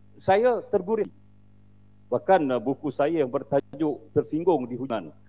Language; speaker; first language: Malay; native; Malay